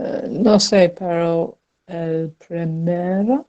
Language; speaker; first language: Spanish; non-native, learner; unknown